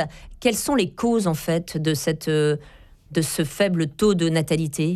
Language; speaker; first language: French; native; French